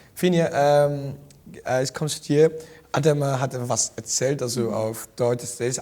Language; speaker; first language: German; non-native, fluent; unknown